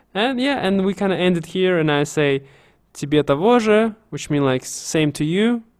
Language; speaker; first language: English; non-native, fluent; Russian